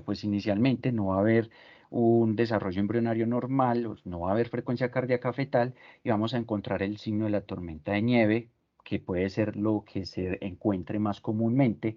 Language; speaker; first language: Spanish; native; Spanish